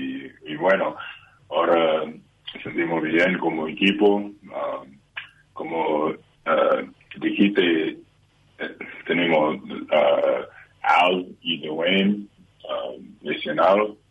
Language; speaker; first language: Spanish; non-native, learner; English